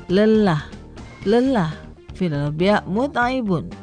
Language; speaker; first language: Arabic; non-native, fluent; Indonesian